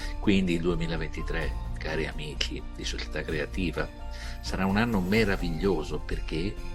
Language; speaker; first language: Italian; non-native, fluent; French